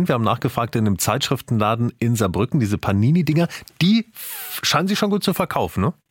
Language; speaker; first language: German; native; German